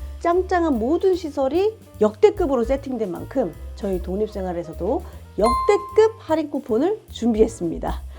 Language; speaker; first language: Korean; native; Korean